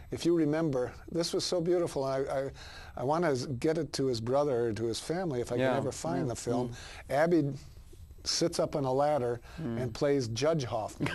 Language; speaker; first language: English; native; English